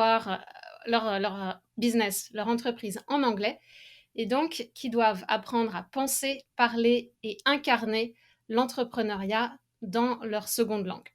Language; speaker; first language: French; native; French